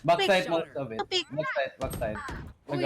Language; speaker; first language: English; non-native, local second language; Filipino